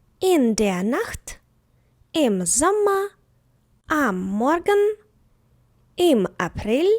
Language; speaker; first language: German; non-native, fluent; Ukrainian